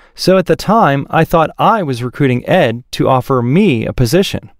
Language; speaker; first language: English; native; English